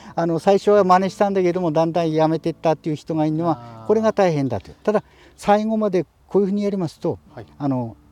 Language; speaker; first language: Japanese; native; Japanese